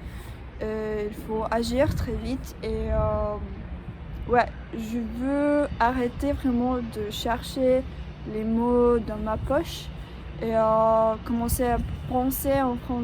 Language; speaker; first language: French; non-native, learner; English